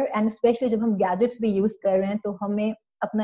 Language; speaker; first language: English; non-native, local second language; Urdu